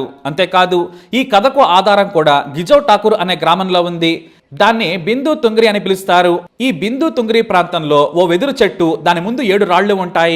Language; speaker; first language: Telugu; native; Telugu